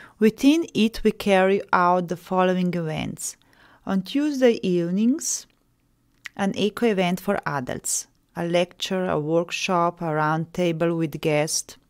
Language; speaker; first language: English; non-native, fluent; Slovenian